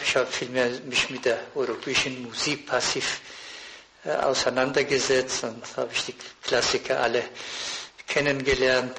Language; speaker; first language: German; non-native, fluent; Persian